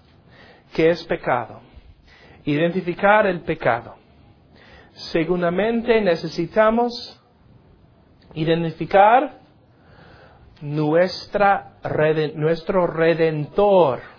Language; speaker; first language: Spanish; non-native, learner; English